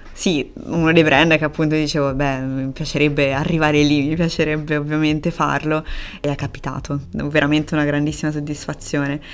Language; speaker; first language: Italian; native; Italian